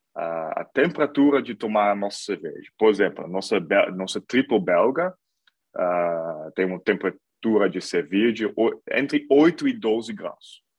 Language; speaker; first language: Portuguese; non-native, fluent; Dutch